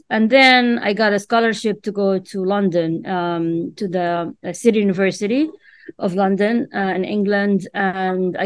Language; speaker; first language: English; non-native, fluent; Arabic